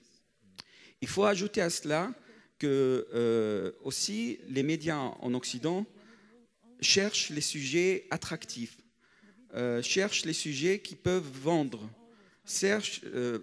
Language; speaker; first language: French; non-native, fluent; Arabic